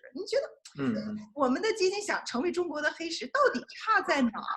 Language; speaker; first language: Chinese; native; Chinese